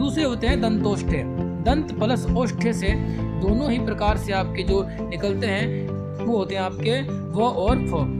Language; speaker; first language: Hindi; native; Hindi